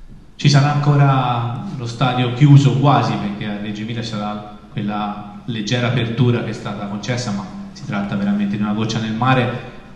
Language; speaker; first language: Italian; native; Italian